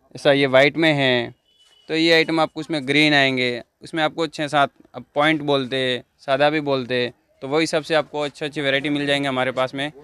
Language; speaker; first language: Hindi; non-native, local second language; Urdu